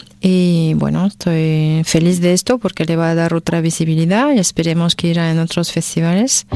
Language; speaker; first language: Spanish; non-native, fluent; French